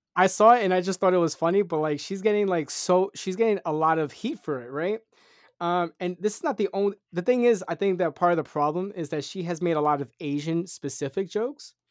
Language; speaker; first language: English; native; English